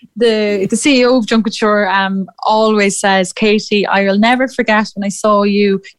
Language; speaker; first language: English; native; English